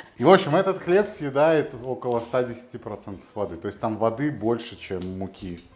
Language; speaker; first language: Russian; native; Russian